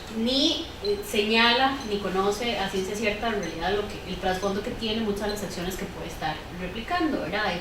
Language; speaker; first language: Spanish; native; Spanish